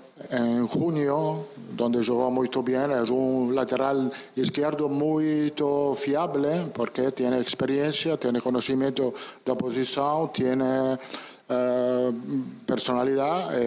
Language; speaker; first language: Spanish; non-native, fluent; Italian